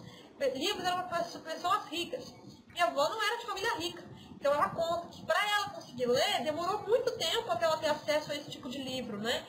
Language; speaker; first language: Portuguese; native; Portuguese